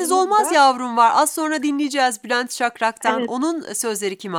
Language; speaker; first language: Turkish; native; Turkish